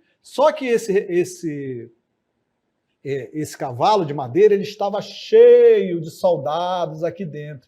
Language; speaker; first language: Portuguese; native; Portuguese